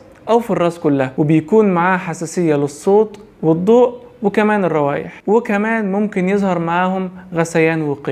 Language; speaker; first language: Arabic; native; Arabic